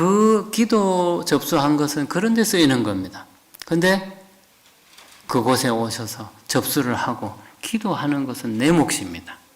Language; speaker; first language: Korean; native; Korean